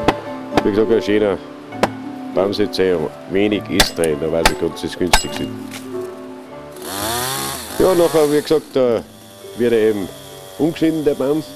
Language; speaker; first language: German; native; German